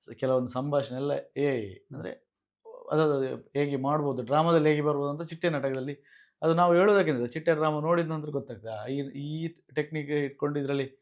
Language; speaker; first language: Kannada; non-native, local second language; Tulu